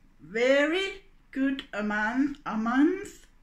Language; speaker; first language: English; non-native, learner; Finnish